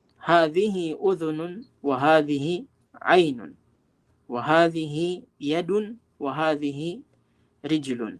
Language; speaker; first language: Arabic; non-native, fluent; Filipino